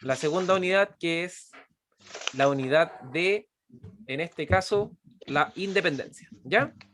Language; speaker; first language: Spanish; native; Spanish